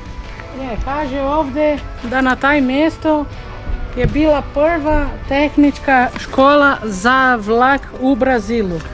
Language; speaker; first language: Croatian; non-native, learner; Portuguese